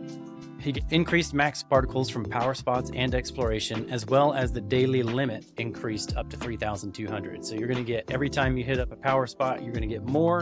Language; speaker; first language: English; native; English